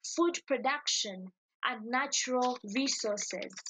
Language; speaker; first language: English; non-native, local second language; Ganda